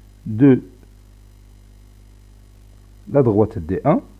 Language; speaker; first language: French; non-native, local second language; Arabic